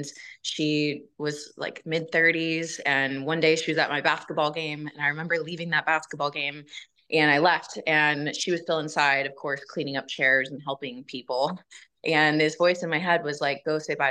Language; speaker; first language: English; native; English